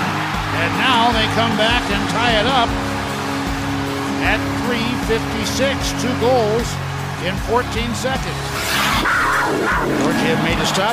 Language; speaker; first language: English; native; English